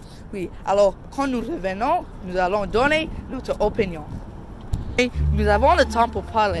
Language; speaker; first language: French; non-native, learner; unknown